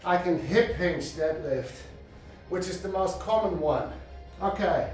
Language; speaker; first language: English; non-native, fluent; Dutch